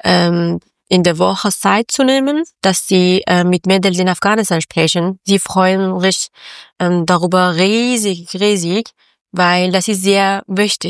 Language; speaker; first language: German; non-native, learner; Persian